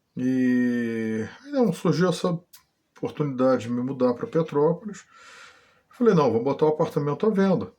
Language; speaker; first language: Portuguese; native; Portuguese